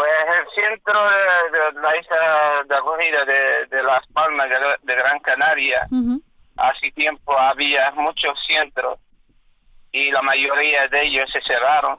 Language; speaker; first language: Spanish; non-native, fluent; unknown